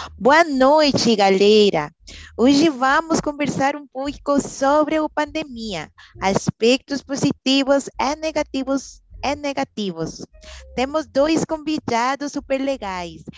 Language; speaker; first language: Portuguese; non-native, learner; Spanish